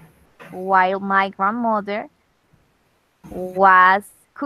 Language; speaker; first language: English; non-native, learner; Spanish